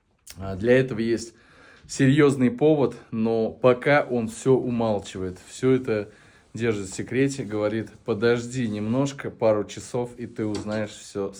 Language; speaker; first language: Russian; native; Russian